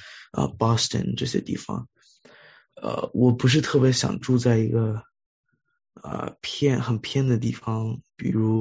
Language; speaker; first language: Chinese; early bilingual, heritage; Chinese